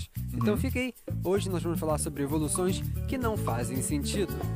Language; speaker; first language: Portuguese; native; Portuguese